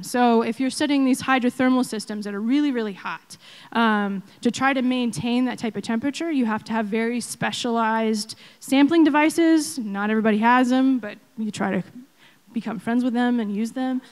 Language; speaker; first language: English; native; English